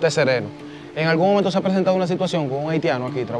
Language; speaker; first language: Spanish; native; Spanish